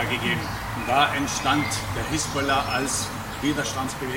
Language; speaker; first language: German; non-native, fluent; Arabic